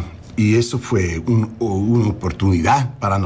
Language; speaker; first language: Spanish; non-native, learner; English